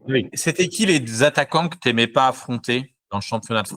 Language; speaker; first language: French; native; French